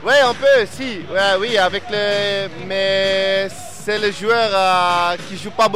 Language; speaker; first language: French; non-native, learner; Dutch